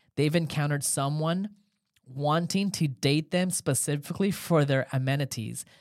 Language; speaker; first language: English; native; English